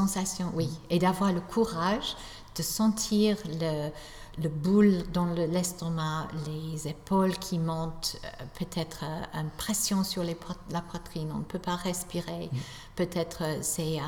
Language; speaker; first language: French; non-native, fluent; English